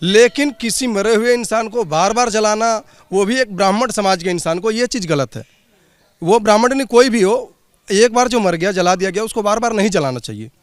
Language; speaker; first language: Hindi; native; Hindi